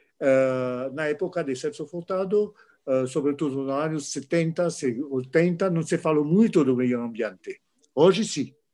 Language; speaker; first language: Portuguese; non-native, fluent; French